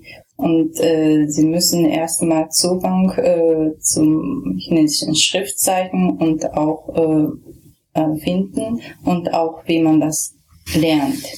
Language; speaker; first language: German; non-native, fluent; Japanese